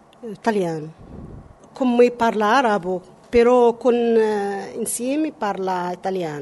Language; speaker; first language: Italian; non-native, learner; Arabic